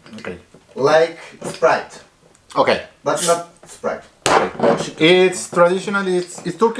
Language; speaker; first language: English; non-native, learner; Spanish